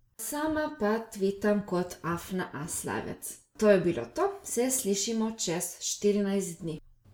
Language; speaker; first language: Slovenian; native; Slovenian